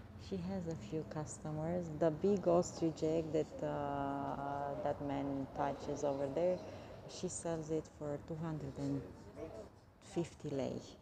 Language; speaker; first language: English; non-native, fluent; Romanian